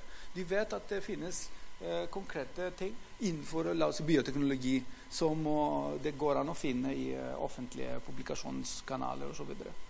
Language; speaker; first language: Norwegian; non-native, fluent; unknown